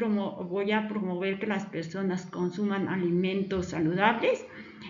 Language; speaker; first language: Spanish; native; Spanish